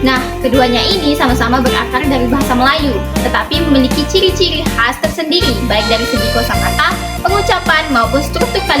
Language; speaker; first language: Indonesian; non-native, local second language; Malay